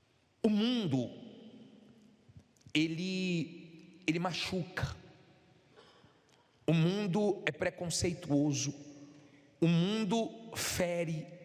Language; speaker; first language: Portuguese; native; Portuguese